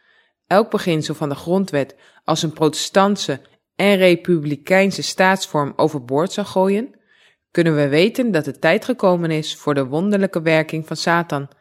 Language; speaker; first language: Dutch; native; Dutch